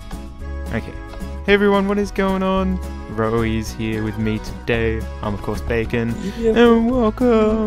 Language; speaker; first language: English; native; English